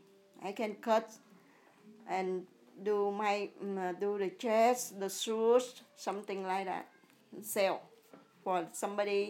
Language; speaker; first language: English; early bilingual, other home language; Vietnamese